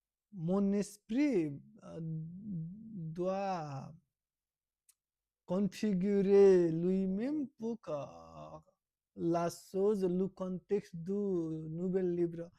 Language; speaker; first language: French; non-native, learner; Nepali